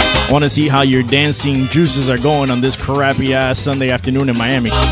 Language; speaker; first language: English; native; English